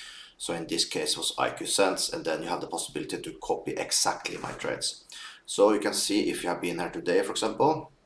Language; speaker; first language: English; non-native, fluent; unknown